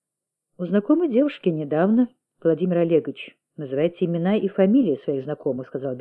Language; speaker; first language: Russian; native; Russian